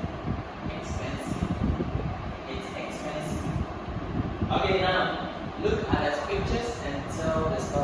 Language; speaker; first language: English; non-native, fluent; Vietnamese